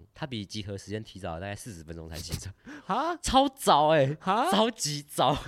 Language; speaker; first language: Chinese; native; Chinese